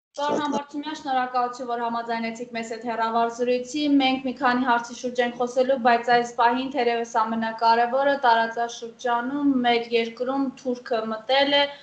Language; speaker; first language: Armenian; native; Armenian